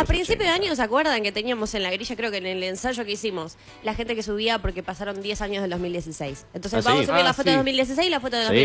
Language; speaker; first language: Spanish; native; Spanish